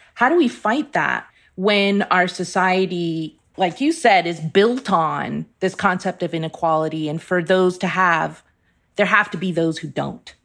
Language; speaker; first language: English; early bilingual, other home language; Persian